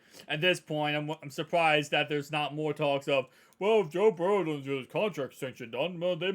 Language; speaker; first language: English; native; English